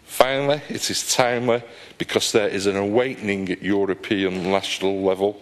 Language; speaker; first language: English; native; English